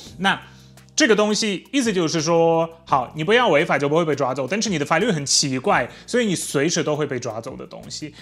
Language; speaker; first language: Chinese; non-native, fluent; Polish